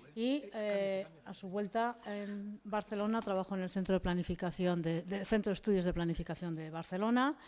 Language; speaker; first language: Spanish; native; Spanish